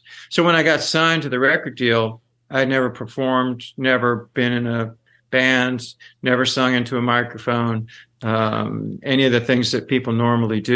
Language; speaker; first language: English; native; English